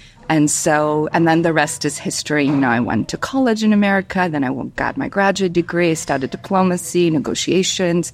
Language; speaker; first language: English; non-native, fluent; Albanian